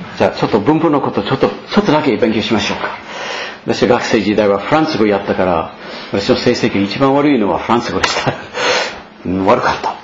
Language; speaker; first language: Japanese; non-native, fluent; English